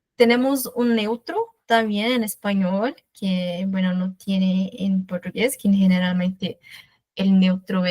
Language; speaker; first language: Spanish; non-native, fluent; Portuguese